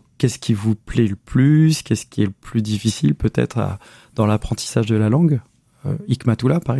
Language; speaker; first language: French; native; French